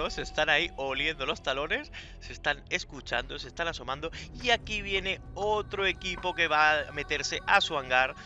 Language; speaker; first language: Spanish; native; Spanish